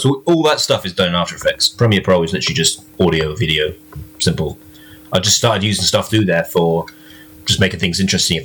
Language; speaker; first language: English; native; English